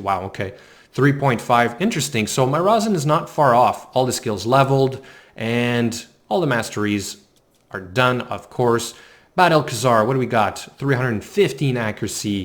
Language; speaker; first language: English; native; English